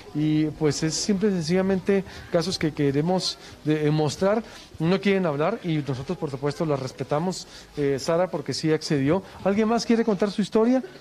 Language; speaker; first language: Spanish; native; Spanish